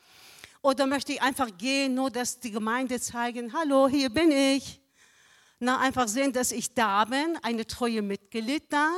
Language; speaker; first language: German; non-native, fluent; Persian